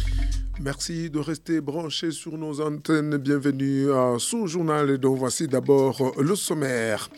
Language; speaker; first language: French; non-native, local second language; Rundi